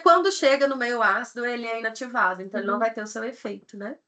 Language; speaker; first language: Portuguese; native; Portuguese